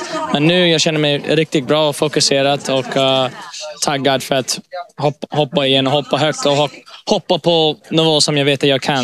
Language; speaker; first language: Swedish; early bilingual, heritage; English